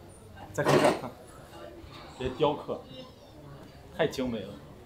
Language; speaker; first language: Chinese; native; Chinese